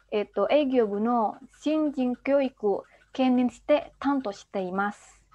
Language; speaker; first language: Japanese; non-native, fluent; Indonesian